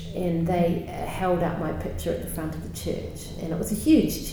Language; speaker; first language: English; native; English